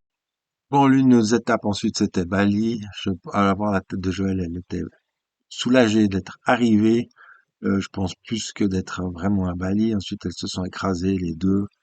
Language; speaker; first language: French; native; French